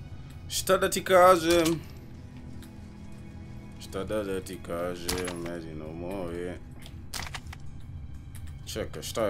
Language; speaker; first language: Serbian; early bilingual, heritage; English